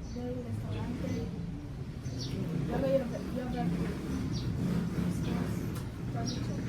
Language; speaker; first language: Spanish; non-native, learner; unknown